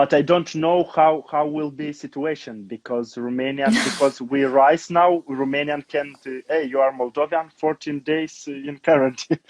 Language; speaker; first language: English; non-native, learner; Romanian